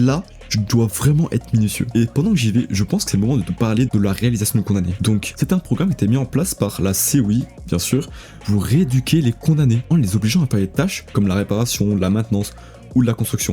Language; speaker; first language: French; native; French